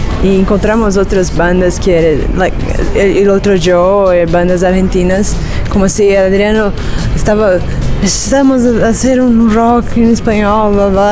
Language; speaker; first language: Spanish; non-native, learner; Portuguese